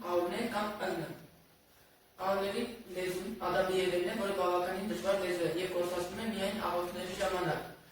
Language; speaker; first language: Armenian; non-native, local second language; Kurdish